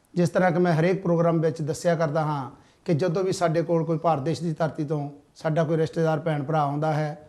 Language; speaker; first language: Hindi; non-native, local second language; Punjabi